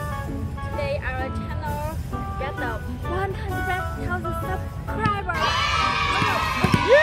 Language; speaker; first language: English; non-native, learner; Vietnamese